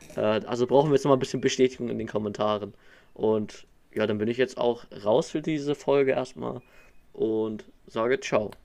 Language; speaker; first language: German; native; German